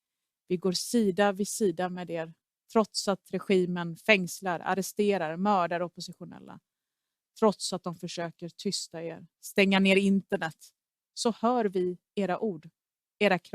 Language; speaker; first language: Swedish; early bilingual, other home language; Persian